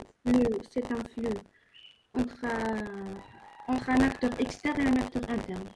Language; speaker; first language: French; non-native, local second language; Arabic